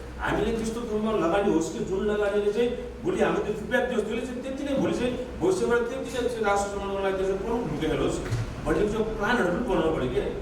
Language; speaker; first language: Nepali; native; Nepali